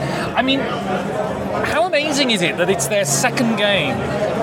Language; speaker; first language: English; native; English